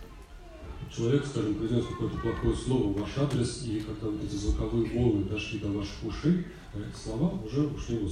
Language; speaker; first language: Russian; native; Russian